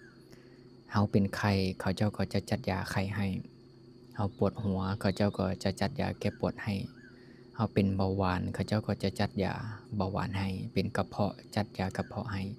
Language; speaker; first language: Thai; non-native, local second language; Northeastern Thai